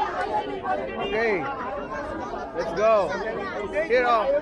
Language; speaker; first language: English; non-native, local second language; Filipino